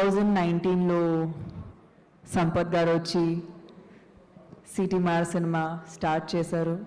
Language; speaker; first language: Telugu; non-native, fluent; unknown